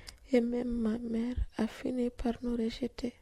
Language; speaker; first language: French; non-native, local second language; Fula